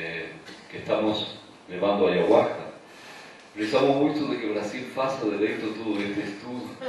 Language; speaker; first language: Portuguese; non-native, fluent; Spanish